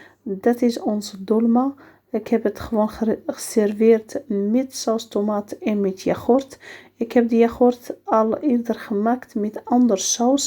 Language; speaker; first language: Dutch; non-native, learner; Arabic